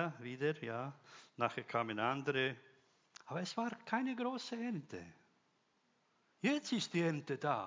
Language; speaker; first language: German; non-native, fluent; Croatian